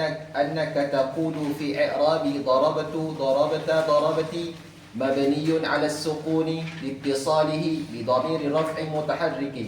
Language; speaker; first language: Arabic; non-native, learner; Malay